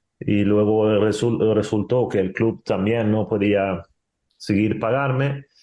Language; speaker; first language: Spanish; non-native, fluent; Swedish